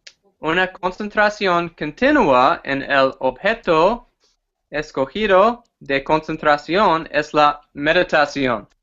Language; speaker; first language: Spanish; non-native, fluent; English